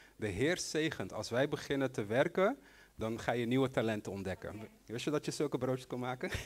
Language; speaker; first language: Dutch; non-native, local second language; Papiamento